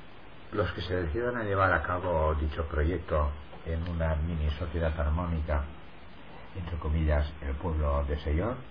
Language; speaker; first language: Spanish; native; Spanish